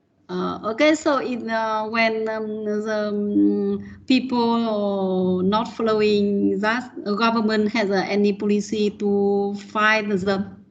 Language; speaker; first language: English; non-native, learner; Vietnamese